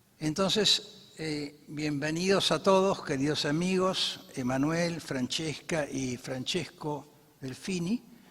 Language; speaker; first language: Spanish; native; Spanish